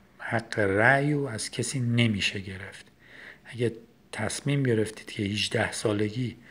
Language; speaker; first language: Persian; native; Persian